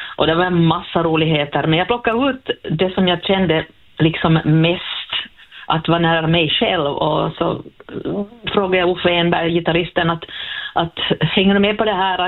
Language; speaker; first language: Swedish; native; Swedish